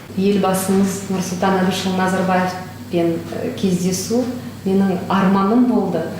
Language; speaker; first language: Kazakh; non-native, local second language; Russian